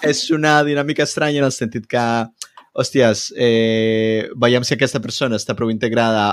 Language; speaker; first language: Catalan; non-native, fluent; Spanish